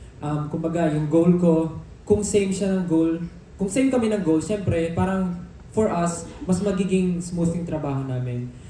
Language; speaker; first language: Filipino; native; Filipino